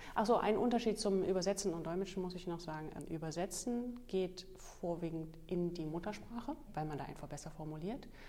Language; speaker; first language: German; native; German